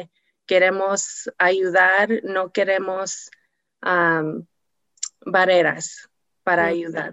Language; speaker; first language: Spanish; non-native, learner; English